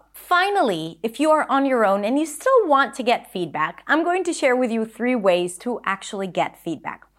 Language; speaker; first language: English; non-native, fluent; Hebrew